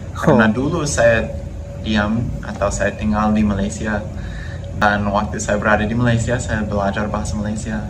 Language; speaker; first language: Indonesian; non-native, fluent; English